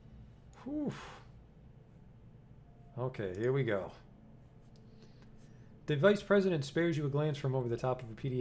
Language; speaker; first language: English; native; English